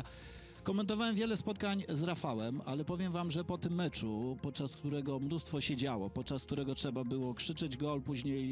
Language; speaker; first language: Polish; native; Polish